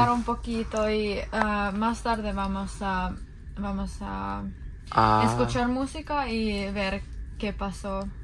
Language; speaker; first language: Spanish; non-native, learner; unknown